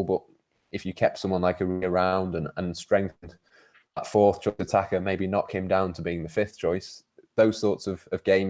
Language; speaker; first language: English; native; English